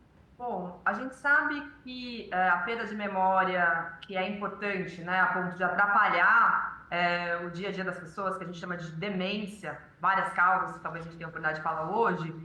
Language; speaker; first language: Portuguese; native; Portuguese